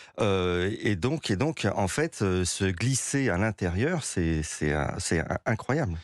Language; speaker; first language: French; early bilingual, other home language; Russian